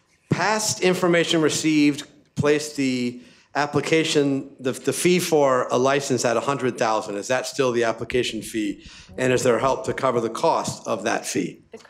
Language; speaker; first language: English; native; English